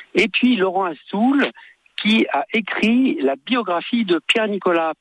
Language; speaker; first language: French; native; French